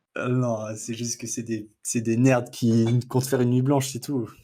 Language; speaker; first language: French; native; French